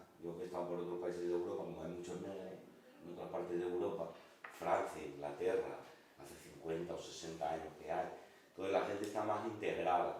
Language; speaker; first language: Spanish; native; Spanish